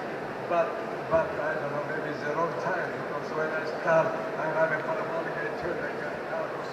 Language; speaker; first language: English; non-native, learner; Italian